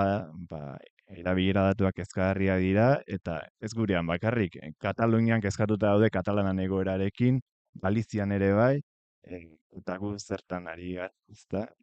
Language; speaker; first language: Basque; native; Basque